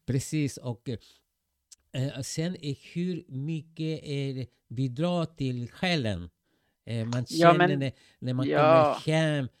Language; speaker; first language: Swedish; non-native, fluent; Spanish